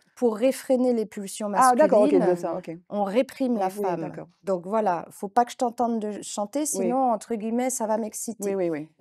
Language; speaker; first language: French; native; French